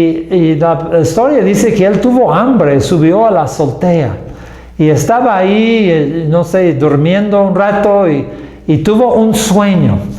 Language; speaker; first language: Spanish; non-native, fluent; English